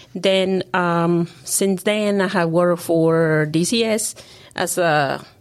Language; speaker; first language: English; non-native, fluent; Spanish